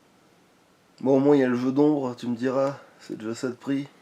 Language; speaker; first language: French; native; French